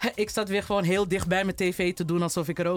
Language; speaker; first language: Dutch; native; Dutch